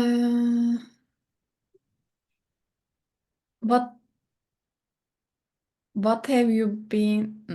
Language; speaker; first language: English; non-native, learner; Turkish